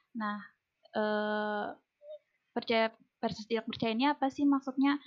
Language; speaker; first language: Indonesian; non-native, local second language; Banjar